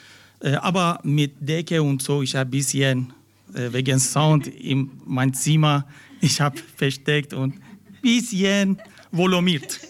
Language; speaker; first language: German; non-native, learner; Persian